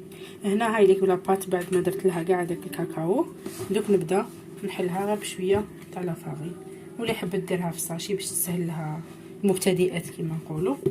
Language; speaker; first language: Arabic; native; Arabic